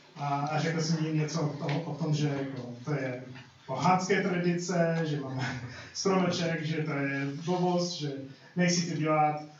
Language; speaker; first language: Czech; non-native, fluent; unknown